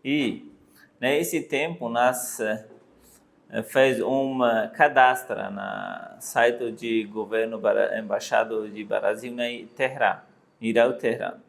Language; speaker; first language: Portuguese; non-native, learner; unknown